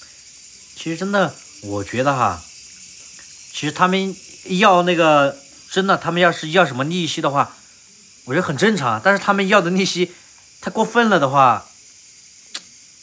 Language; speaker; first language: Chinese; native; Chinese